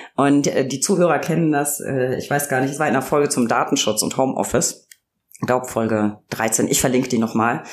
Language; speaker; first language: German; native; German